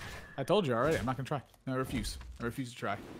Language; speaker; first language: English; native; English